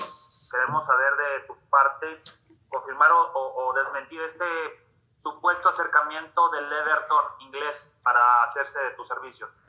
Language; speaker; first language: Spanish; native; Spanish